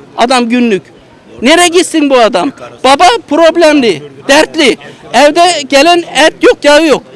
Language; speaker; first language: Turkish; native; Turkish